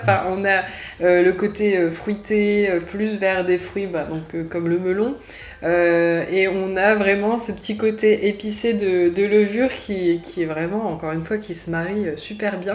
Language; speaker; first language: French; native; French